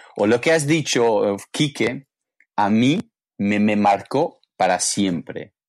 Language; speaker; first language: Spanish; non-native, fluent; English